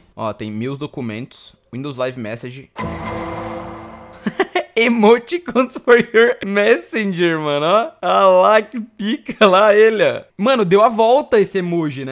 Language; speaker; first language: Portuguese; native; Portuguese